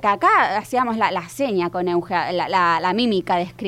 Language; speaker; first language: Spanish; native; Spanish